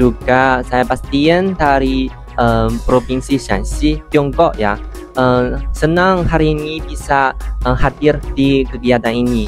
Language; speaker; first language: Indonesian; non-native, learner; Chinese